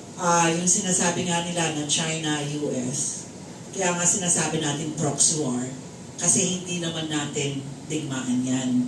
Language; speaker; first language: Filipino; native; Filipino